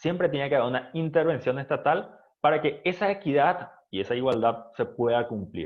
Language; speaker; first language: Spanish; native; Spanish